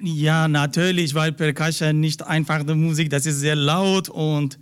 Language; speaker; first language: German; non-native, learner; Persian